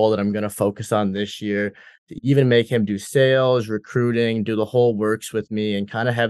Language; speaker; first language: English; native; English